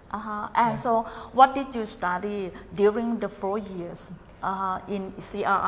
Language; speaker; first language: English; non-native, fluent; Thai